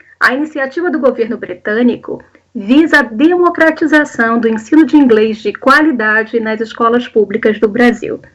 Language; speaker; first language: Portuguese; native; Portuguese